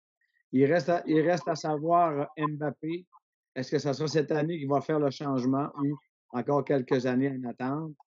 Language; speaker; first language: French; native; French